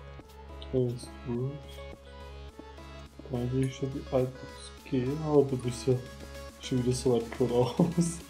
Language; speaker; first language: German; native; German